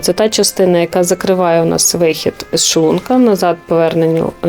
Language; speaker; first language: Ukrainian; native; Ukrainian